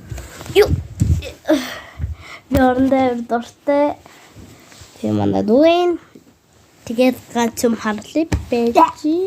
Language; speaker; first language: Mongolian; early bilingual, heritage; Mongolian